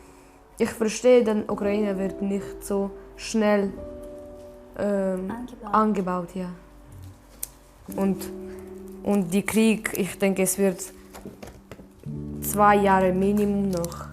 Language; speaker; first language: German; non-native, learner; Ukrainian